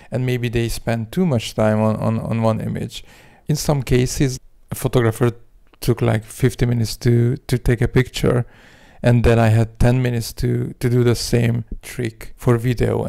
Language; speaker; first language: English; non-native, fluent; Hungarian